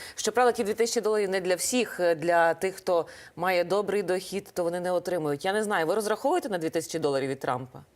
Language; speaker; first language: Ukrainian; native; Ukrainian